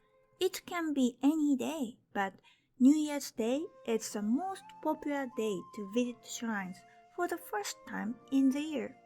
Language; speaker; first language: English; non-native, fluent; Japanese